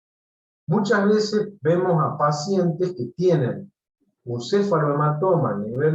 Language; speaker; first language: Spanish; native; Spanish